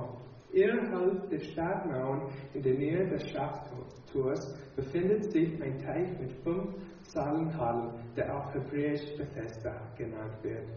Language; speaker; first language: German; non-native, fluent; English